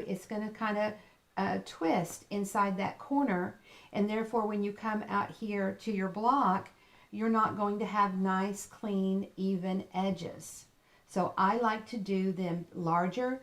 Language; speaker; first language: English; native; English